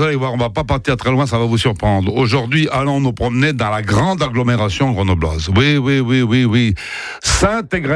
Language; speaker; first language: French; native; French